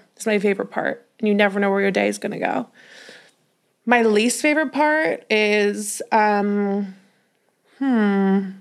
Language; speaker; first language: English; native; English